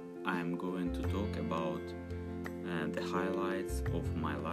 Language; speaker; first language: English; non-native, fluent; Ukrainian